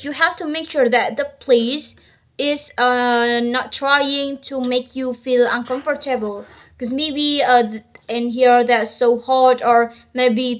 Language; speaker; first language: English; non-native, learner; Indonesian